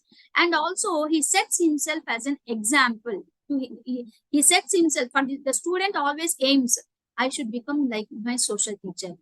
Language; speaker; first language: English; non-native, local second language; Telugu